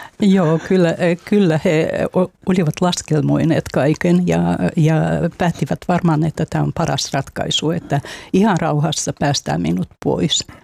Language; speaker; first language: Finnish; non-native, fluent; Russian